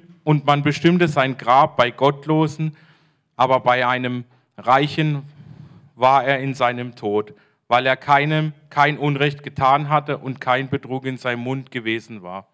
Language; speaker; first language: German; native; German